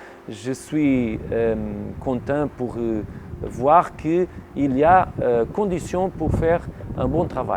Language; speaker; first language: French; non-native, learner; Portuguese